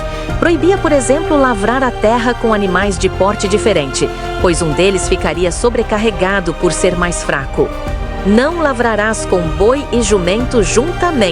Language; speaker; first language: Portuguese; native; Portuguese